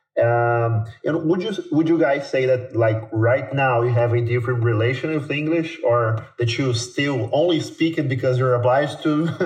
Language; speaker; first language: English; non-native, fluent; Portuguese